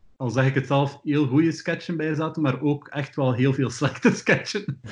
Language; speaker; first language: Dutch; native; Dutch